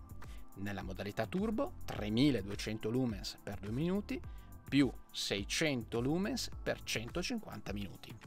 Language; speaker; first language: Italian; native; Italian